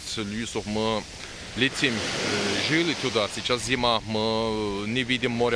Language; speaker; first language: Russian; non-native, learner; Turkish